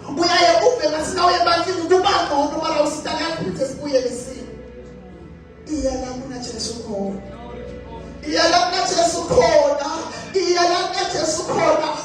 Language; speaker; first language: Zulu; non-native, local second language; Swati